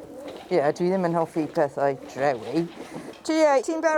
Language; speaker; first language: Welsh; non-native, local second language; English